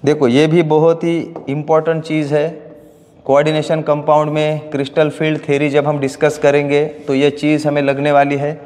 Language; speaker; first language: Hindi; non-native, local second language; Marathi